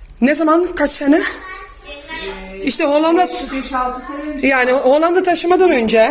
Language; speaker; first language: Turkish; early bilingual, heritage; Turkish